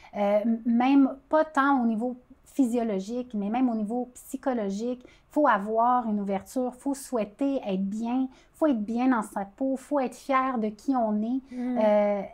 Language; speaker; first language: French; native; French